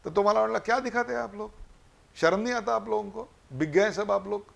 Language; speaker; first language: Hindi; non-native, local second language; Marathi